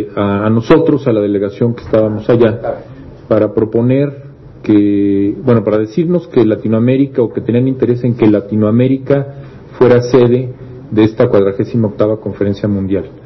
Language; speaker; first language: Spanish; native; Spanish